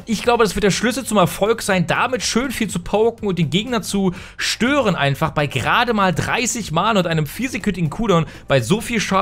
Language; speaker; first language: German; native; German